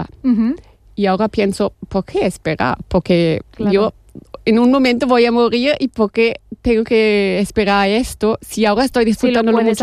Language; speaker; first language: Spanish; non-native, fluent; German